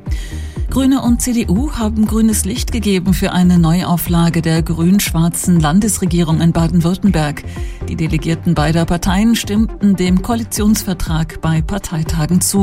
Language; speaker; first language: German; native; German